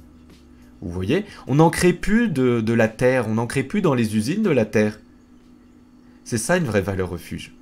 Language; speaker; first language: French; native; French